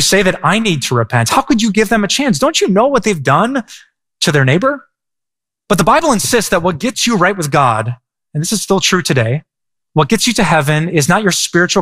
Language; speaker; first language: English; native; English